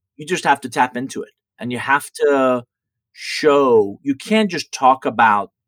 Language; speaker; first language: English; early bilingual, other home language; Persian